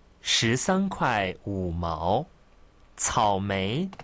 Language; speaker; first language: Chinese; non-native, fluent; Korean